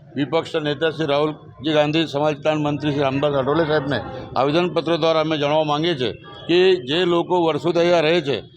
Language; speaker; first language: Gujarati; non-native, local second language; Marathi